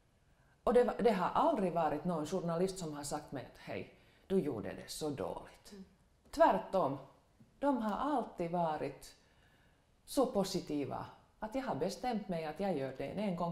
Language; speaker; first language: Swedish; non-native, local second language; Finnish